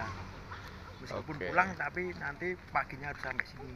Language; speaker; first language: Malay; non-native, local second language; Javanese